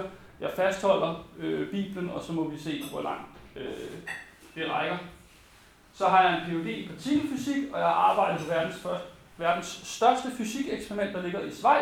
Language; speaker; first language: Danish; native; Danish